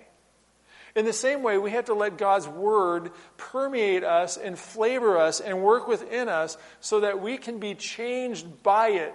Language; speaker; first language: English; native; English